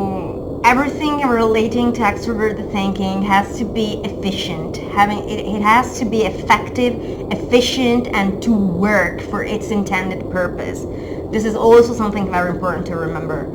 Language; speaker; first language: English; non-native, fluent; Italian